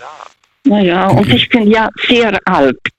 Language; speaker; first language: German; non-native, fluent; Russian